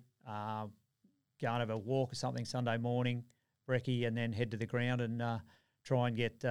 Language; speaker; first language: English; native; English